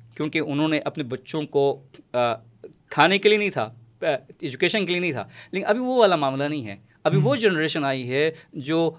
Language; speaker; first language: Urdu; non-native, local second language; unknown